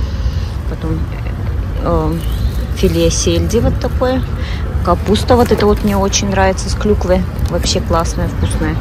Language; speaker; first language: Russian; native; Russian